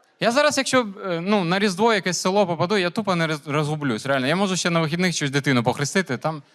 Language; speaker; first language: Ukrainian; non-native, local second language; Russian